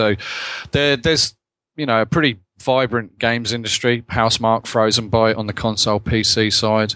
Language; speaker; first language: English; native; English